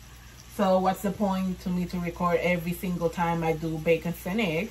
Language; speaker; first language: English; non-native, fluent; Spanish